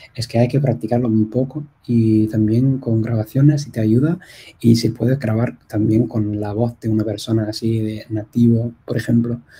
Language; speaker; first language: Spanish; non-native, fluent; English